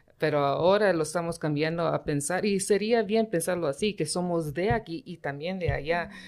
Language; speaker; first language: Spanish; early bilingual, heritage; Spanish